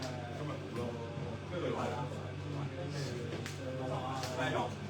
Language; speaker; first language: Cantonese; native; Cantonese